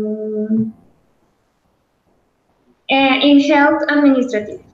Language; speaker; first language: English; non-native, learner; Spanish